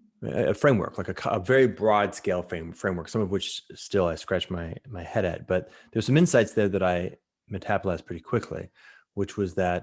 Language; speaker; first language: English; native; English